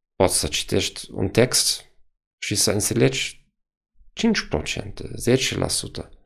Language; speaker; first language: Romanian; non-native, fluent; German